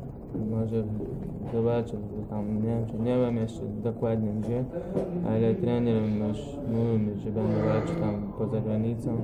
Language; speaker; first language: Polish; non-native, learner; Chechen